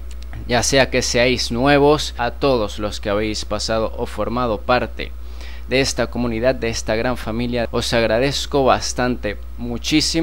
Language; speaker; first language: Spanish; native; Spanish